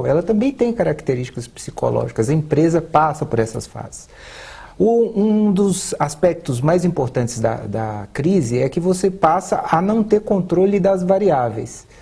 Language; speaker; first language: Portuguese; native; Portuguese